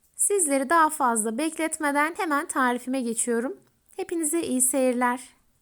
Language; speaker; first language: Turkish; native; Turkish